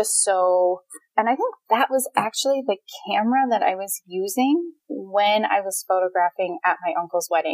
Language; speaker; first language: English; native; English